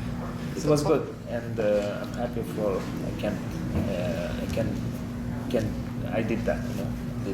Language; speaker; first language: English; non-native, learner; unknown